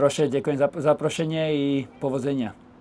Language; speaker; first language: Polish; non-native, learner; Slovak